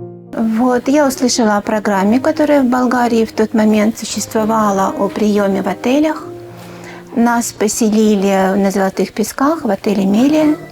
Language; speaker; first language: Russian; native; Russian